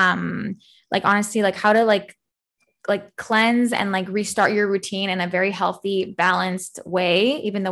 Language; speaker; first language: English; native; English